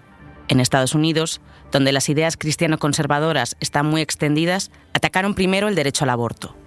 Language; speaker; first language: Spanish; native; Spanish